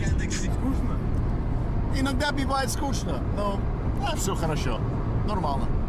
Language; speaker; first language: Russian; non-native, learner; English